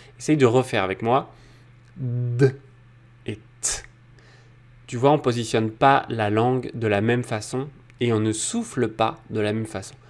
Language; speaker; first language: French; native; French